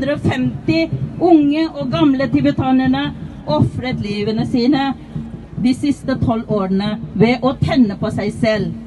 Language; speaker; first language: Norwegian; non-native, fluent; Tibetan